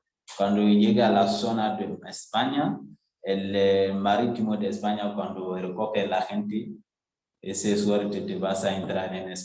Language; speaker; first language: Spanish; non-native, learner; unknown